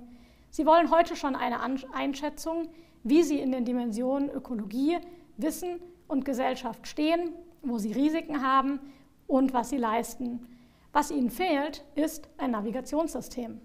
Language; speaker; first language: German; native; German